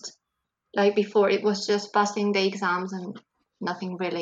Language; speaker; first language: English; non-native, fluent; Catalan